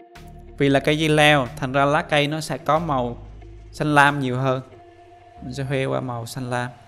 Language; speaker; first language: Vietnamese; native; Vietnamese